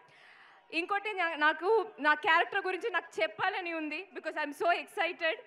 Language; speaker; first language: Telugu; non-native, learner; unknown